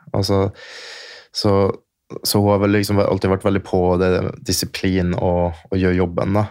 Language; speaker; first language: Norwegian; early bilingual, other home language; German